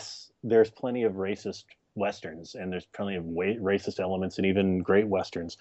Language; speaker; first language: English; native; English